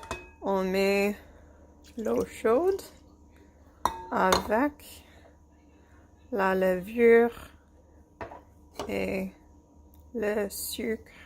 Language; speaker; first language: French; non-native, fluent; English